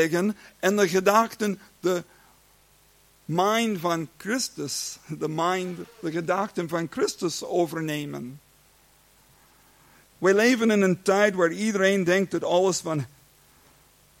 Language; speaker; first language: Dutch; non-native, learner; English